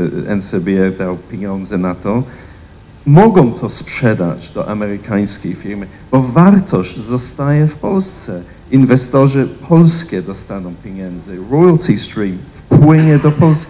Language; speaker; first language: Polish; non-native, fluent; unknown